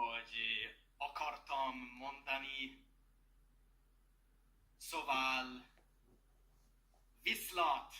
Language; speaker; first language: Hungarian; non-native, learner; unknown